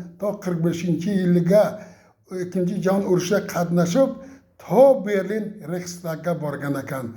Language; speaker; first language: Uzbek; non-native, local second language; Tajik